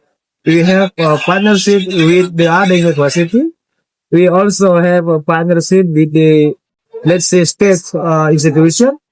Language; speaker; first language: English; non-native, fluent; Indonesian